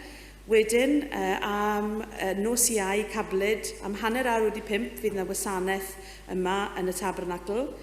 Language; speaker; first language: Welsh; native; Welsh